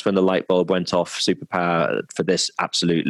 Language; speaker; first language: English; native; English